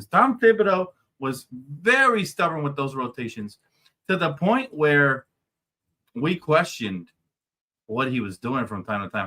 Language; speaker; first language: English; native; English